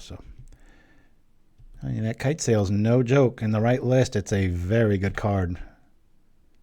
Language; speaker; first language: English; native; English